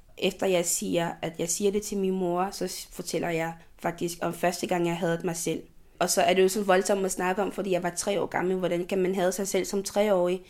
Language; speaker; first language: Danish; early bilingual, other home language; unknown